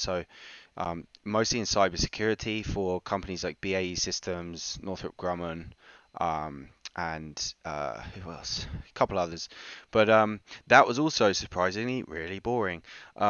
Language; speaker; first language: English; native; English